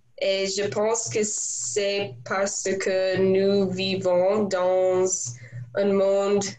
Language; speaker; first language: French; non-native, learner; English